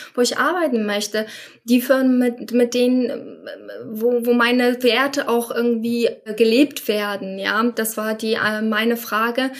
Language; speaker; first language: German; non-native, fluent; Polish